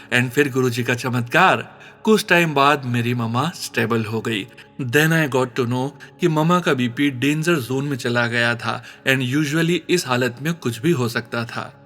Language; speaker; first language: Hindi; native; Hindi